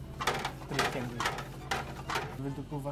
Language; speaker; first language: Swedish; non-native, fluent; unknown